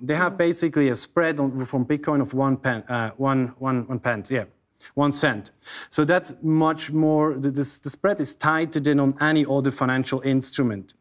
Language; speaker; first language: English; non-native, fluent; German